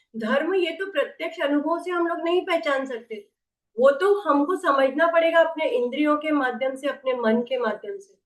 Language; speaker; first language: Hindi; non-native, local second language; Marathi